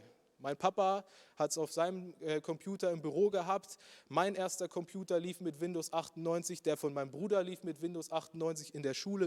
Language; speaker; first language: German; native; German